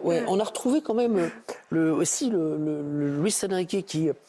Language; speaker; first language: French; native; French